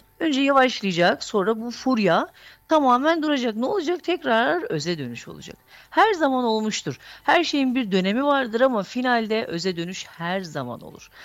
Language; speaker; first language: Turkish; native; Turkish